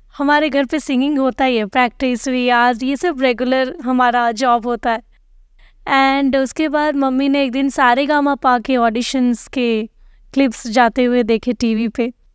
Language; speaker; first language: Hindi; non-native, local second language; Bangla